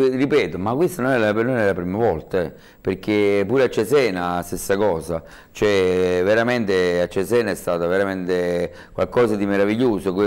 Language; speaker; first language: Italian; native; Italian